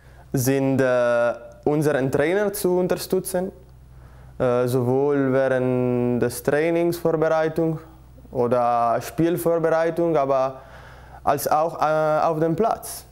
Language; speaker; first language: German; non-native, learner; Italian